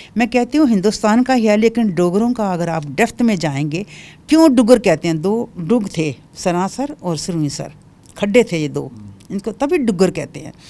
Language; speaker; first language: Hindi; non-native, local second language; Dogri